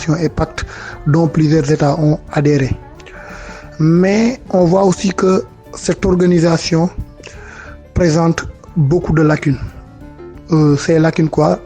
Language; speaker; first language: French; non-native, local second language; Wolof